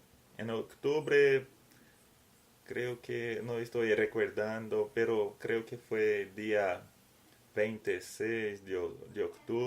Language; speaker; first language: Spanish; non-native, learner; Portuguese